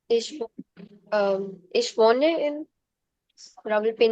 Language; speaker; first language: German; non-native, learner; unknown